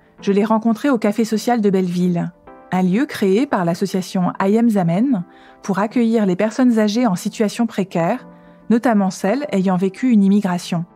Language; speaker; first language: French; native; French